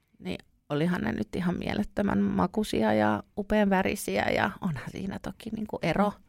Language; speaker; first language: Finnish; early bilingual, other home language; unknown